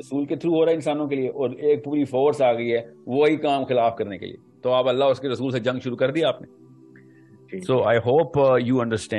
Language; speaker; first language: Urdu; non-native, local second language; Punjabi